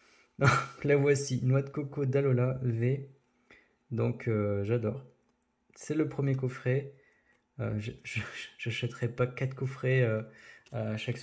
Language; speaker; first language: French; native; French